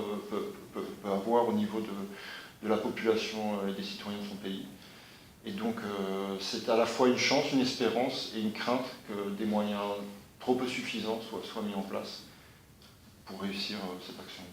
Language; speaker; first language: French; native; French